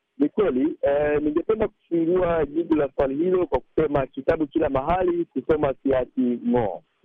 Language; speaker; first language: Swahili; native; Swahili